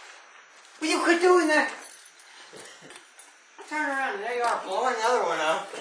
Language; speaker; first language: English; native; English